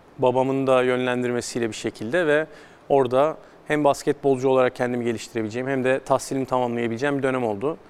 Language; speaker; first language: Turkish; native; Turkish